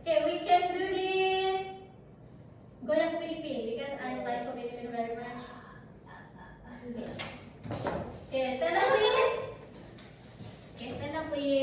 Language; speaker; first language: English; non-native, learner; Indonesian